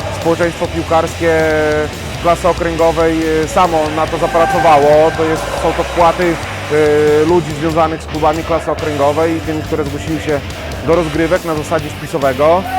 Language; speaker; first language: Polish; native; Polish